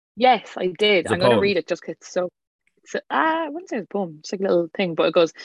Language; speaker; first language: English; native; English